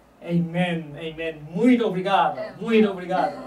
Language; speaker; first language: Portuguese; non-native, learner; Korean